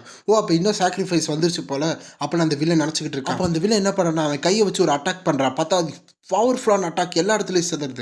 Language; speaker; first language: Tamil; native; Tamil